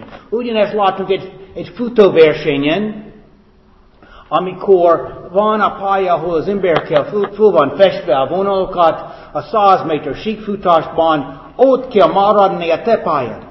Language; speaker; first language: Hungarian; non-native, fluent; English